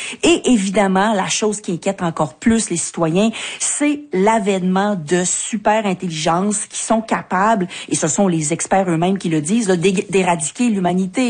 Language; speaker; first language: French; native; French